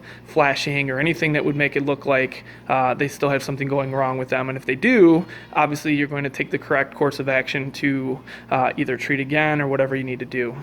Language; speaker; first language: English; native; English